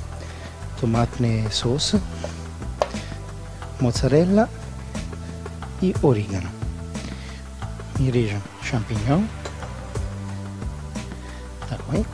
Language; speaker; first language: Russian; non-native, learner; Italian